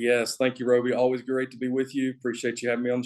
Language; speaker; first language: English; native; English